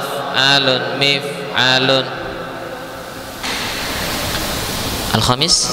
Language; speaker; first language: Arabic; non-native, fluent; Indonesian